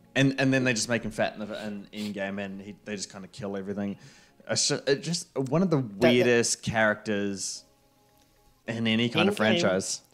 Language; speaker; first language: English; native; English